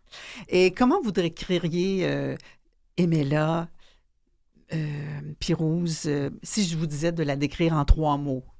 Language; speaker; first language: French; native; French